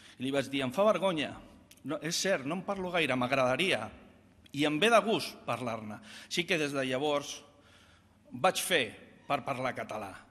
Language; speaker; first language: Catalan; non-native, local second language; Spanish